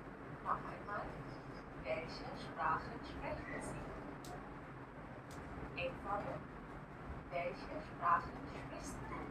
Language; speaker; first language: German; non-native, fluent; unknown